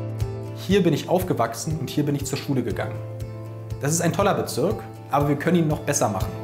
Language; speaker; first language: German; early bilingual, other home language; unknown